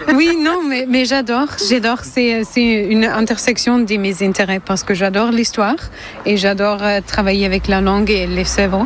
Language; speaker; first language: French; non-native, learner; German